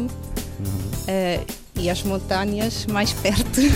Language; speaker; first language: Portuguese; non-native, fluent; Swiss German